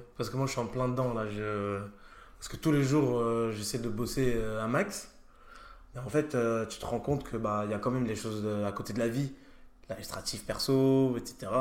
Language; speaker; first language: French; early bilingual, other home language; Ewe